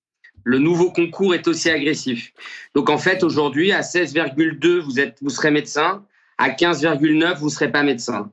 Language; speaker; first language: French; native; French